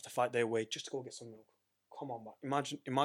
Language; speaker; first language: English; native; English